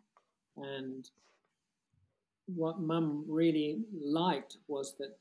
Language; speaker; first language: English; native; English